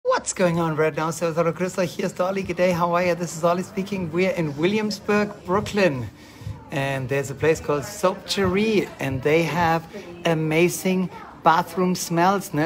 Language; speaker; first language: English; non-native, fluent; German